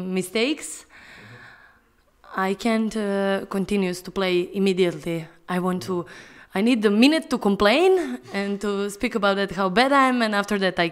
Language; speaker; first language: English; non-native, fluent; Serbian